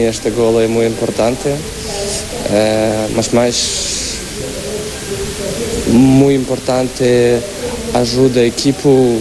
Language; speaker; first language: Portuguese; non-native, learner; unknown